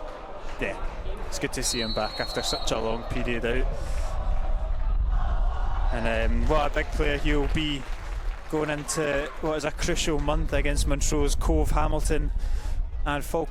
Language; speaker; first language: English; native; English